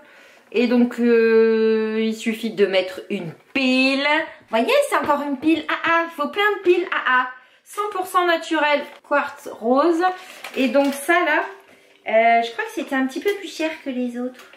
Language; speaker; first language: French; native; French